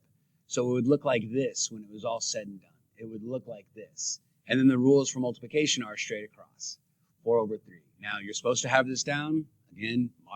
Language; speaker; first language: English; native; English